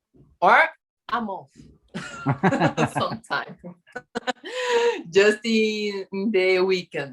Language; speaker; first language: English; non-native, learner; Portuguese